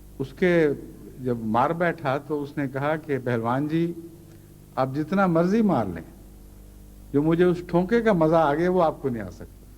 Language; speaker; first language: Urdu; non-native, local second language; Punjabi